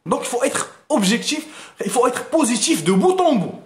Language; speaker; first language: French; non-native, local second language; Arabic